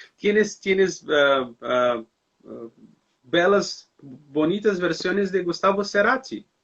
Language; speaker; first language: Spanish; non-native, learner; Portuguese